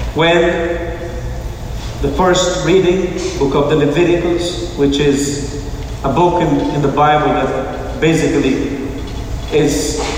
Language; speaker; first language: English; non-native, fluent; Portuguese